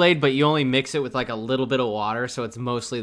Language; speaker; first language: English; native; English